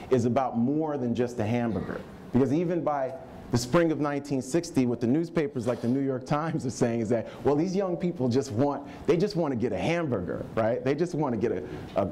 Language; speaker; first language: English; native; English